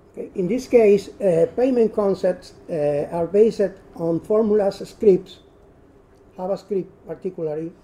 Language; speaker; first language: English; non-native, learner; Spanish